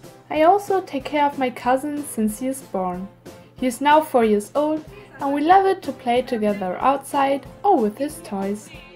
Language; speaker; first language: English; non-native, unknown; German